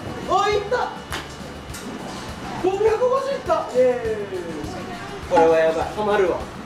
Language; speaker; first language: Japanese; native; Japanese